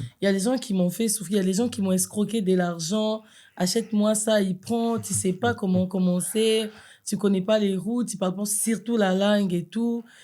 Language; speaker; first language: French; non-native, local second language; Lingala